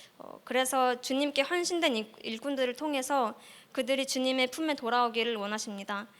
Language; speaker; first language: Korean; early bilingual, heritage; Korean